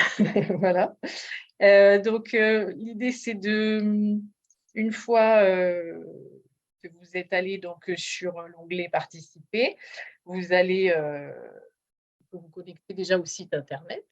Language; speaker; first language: French; native; French